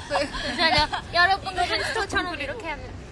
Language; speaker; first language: Korean; non-native, fluent; Chinese